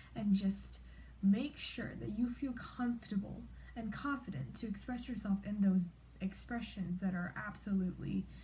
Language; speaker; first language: English; early bilingual, other home language; Chinese